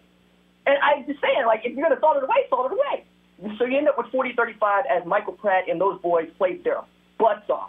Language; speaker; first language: English; native; English